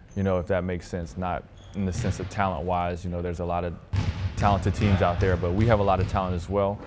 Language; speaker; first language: English; native; English